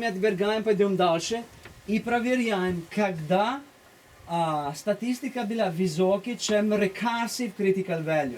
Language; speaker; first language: Russian; non-native, fluent; Italian